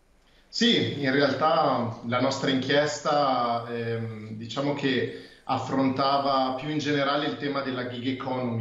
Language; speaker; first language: Italian; native; Italian